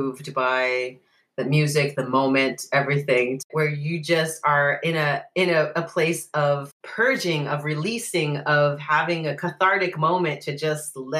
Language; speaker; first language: English; native; English